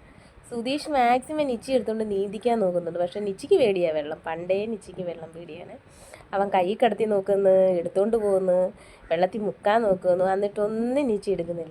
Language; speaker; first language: Malayalam; native; Malayalam